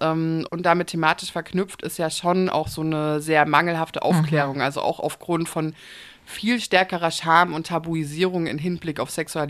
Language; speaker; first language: German; native; German